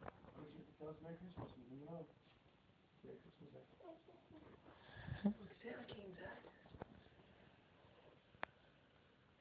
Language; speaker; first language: English; native; English